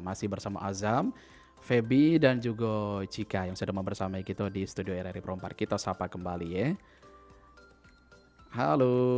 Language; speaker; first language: Indonesian; native; Indonesian